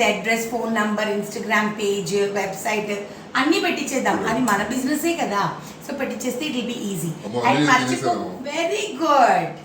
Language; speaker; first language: Telugu; native; Telugu